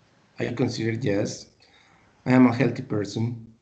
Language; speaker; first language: English; non-native, learner; Spanish